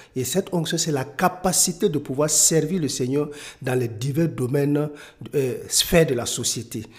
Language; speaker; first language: French; non-native, local second language; Mossi